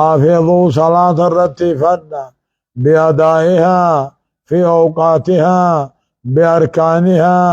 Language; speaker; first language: Arabic; non-native, fluent; Oromo